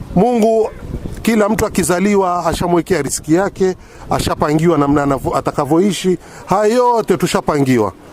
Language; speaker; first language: Swahili; native; Swahili